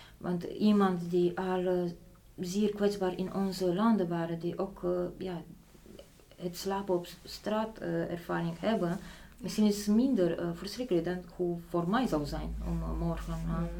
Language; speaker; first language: Dutch; non-native, fluent; Polish